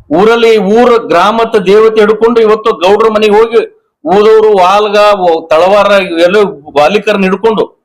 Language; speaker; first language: Kannada; native; Kannada